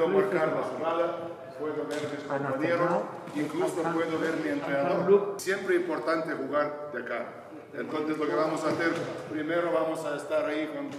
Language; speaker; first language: Spanish; non-native, fluent; Lithuanian